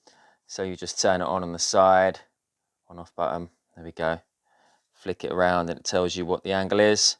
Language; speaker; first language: English; native; English